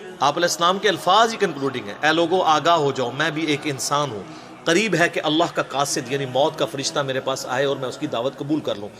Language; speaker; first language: Urdu; non-native, local second language; Punjabi